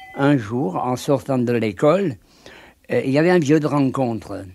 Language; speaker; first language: French; native; French